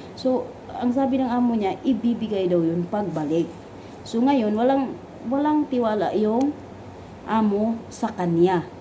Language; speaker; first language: Filipino; non-native, local second language; Cebuano